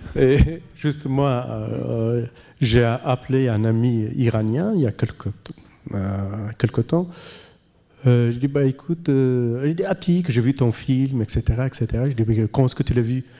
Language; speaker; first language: French; non-native, fluent; Persian